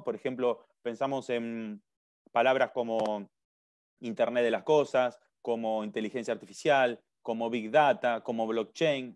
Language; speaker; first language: Spanish; native; Spanish